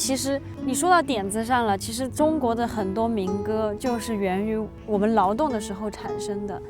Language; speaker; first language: Chinese; native; Chinese